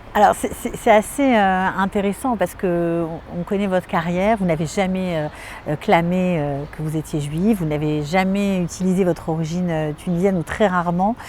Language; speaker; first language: French; native; French